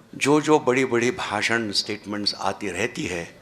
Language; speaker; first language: Hindi; non-native, local second language; Marathi